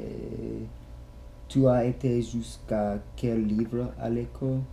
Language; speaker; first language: French; non-native, learner; English